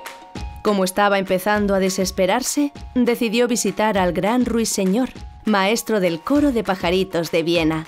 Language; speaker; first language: Spanish; native; Spanish